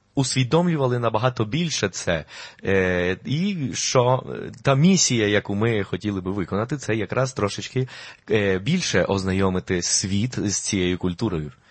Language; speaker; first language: Ukrainian; non-native, fluent; Spanish